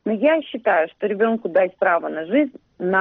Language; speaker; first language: Russian; native; Russian